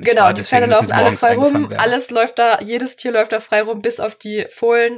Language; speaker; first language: German; native; German